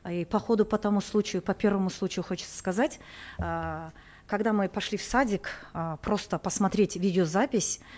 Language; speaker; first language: Russian; non-native, local second language; Kazakh